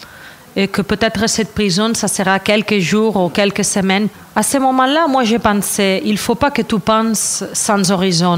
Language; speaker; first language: French; non-native, fluent; Catalan